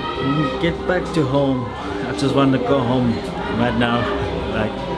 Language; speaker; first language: English; non-native, learner; Kalaallisut